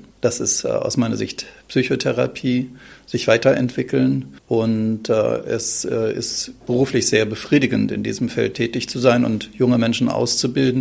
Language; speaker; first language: German; native; German